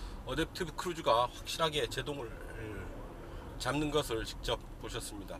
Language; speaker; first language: Korean; native; Korean